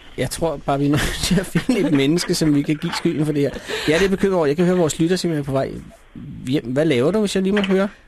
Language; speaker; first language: Danish; native; Danish